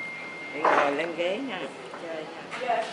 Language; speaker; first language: Vietnamese; native; Vietnamese